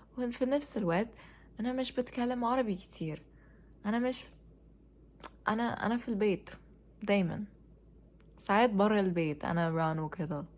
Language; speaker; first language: Egyptian Arabic; non-native, learner; English